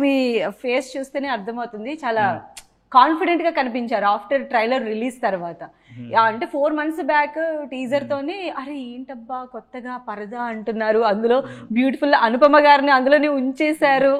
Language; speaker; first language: Telugu; native; Telugu